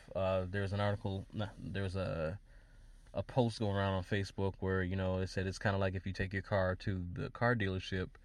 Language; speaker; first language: English; native; English